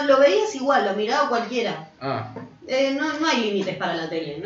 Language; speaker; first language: Spanish; native; Spanish